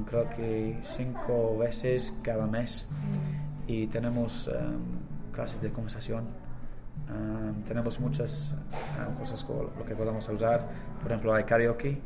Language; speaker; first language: Spanish; non-native, learner; English